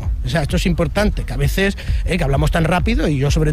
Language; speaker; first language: Spanish; native; Spanish